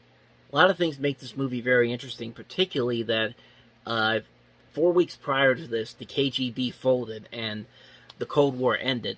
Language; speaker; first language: English; native; English